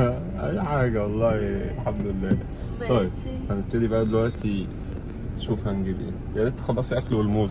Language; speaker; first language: Arabic; native; Arabic